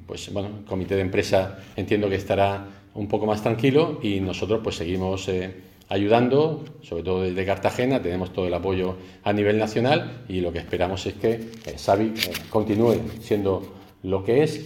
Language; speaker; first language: Spanish; native; Spanish